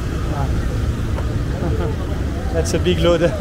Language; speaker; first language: English; non-native, fluent; French